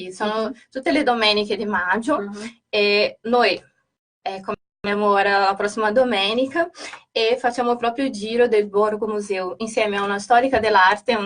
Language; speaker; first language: Italian; non-native, fluent; Portuguese